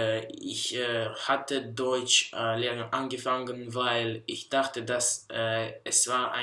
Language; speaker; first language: German; non-native, learner; Russian